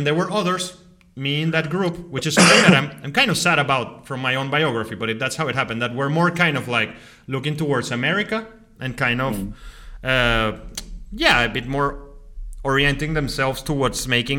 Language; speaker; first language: English; non-native, fluent; Spanish